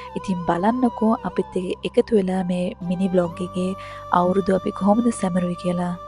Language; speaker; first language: Sinhala; early bilingual, heritage; Sinhala